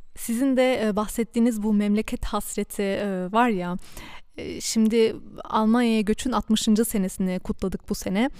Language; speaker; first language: Turkish; early bilingual, heritage; Turkish